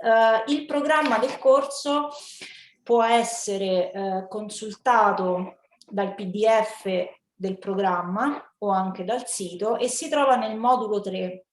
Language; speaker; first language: Italian; native; Italian